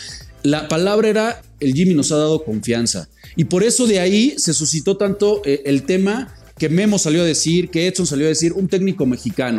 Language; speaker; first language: Spanish; native; Spanish